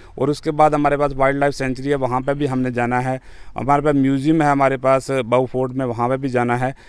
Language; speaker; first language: Hindi; non-native, local second language; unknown